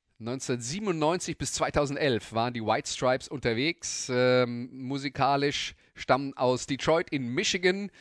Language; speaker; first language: German; native; German